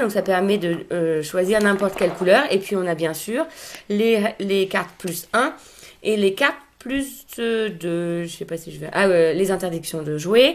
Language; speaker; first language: French; native; French